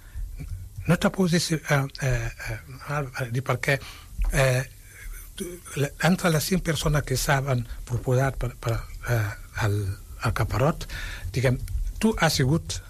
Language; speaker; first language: Catalan; non-native, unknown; Wolof